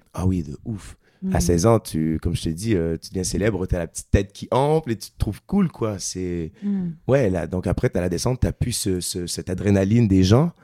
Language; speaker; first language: French; native; French